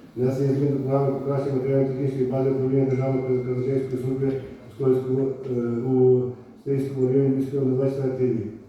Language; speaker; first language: Ukrainian; native; Ukrainian